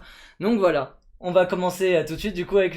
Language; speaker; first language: French; native; French